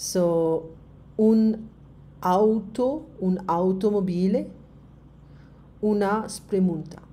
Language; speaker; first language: Italian; non-native, learner; French